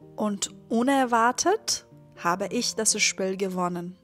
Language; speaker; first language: German; non-native, fluent; Persian